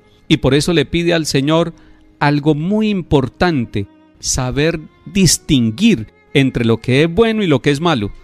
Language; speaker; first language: Spanish; native; Spanish